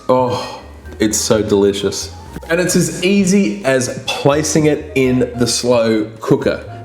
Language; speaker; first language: English; native; English